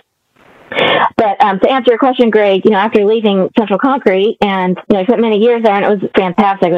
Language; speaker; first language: English; native; English